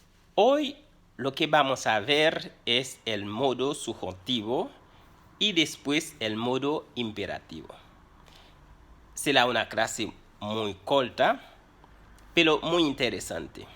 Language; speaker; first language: Spanish; non-native, fluent; Haitian Creole